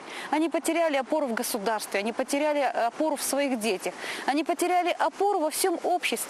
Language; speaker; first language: Russian; native; Russian